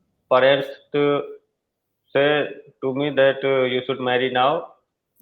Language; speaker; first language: English; non-native, learner; Hindi